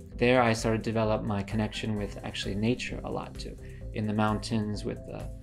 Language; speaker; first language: English; native; English